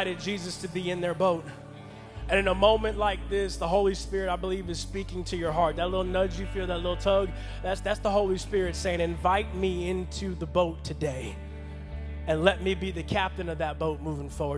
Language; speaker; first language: English; native; English